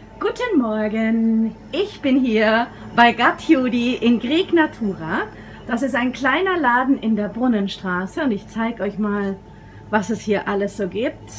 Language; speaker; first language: German; native; German